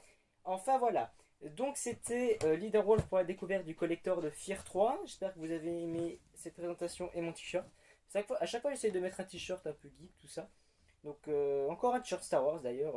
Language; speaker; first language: French; native; French